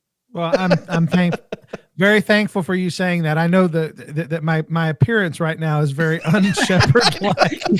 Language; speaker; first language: English; native; English